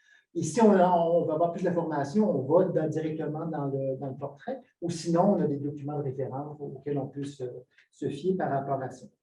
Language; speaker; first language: French; native; French